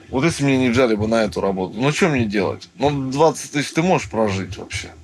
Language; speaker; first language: Russian; native; Russian